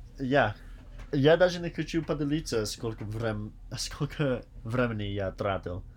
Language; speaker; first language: Russian; non-native, learner; English